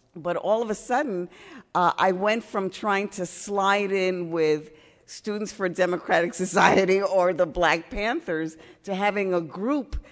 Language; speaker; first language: English; early bilingual, other home language; Spanish